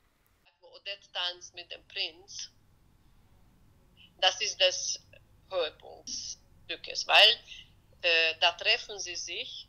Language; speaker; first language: German; non-native, fluent; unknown